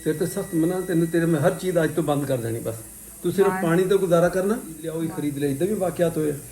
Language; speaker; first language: Urdu; non-native, local second language; Punjabi